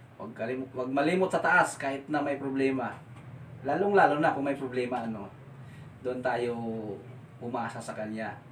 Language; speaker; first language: Filipino; non-native, local second language; Cebuano